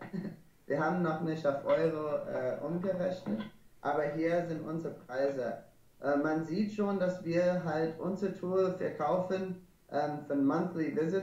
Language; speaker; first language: German; non-native, learner; English